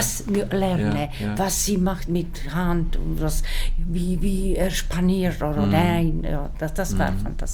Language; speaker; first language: German; non-native, learner; Czech